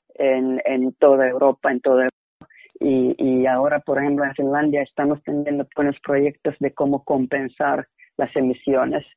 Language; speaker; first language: Spanish; non-native, fluent; Finnish